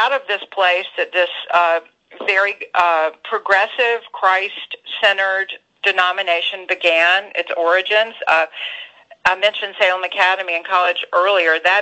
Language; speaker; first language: English; native; English